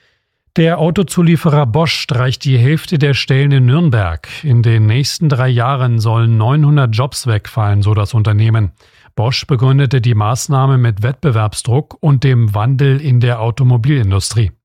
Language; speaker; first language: German; native; German